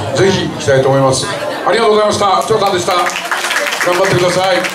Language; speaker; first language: Japanese; native; Japanese